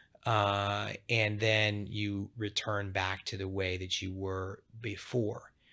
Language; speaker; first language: English; native; English